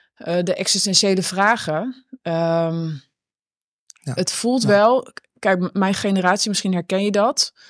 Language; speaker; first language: Dutch; native; Dutch